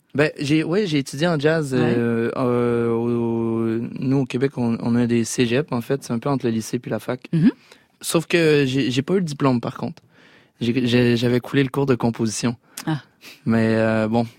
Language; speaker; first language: French; native; French